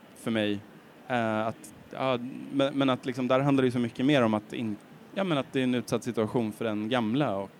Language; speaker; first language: Swedish; native; Swedish